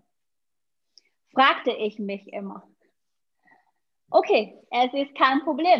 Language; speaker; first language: German; non-native, fluent; Chinese